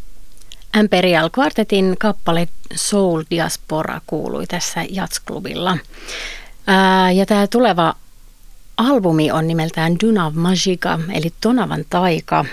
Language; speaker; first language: Finnish; native; Finnish